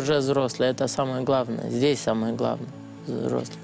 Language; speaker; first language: Russian; non-native, learner; Romanian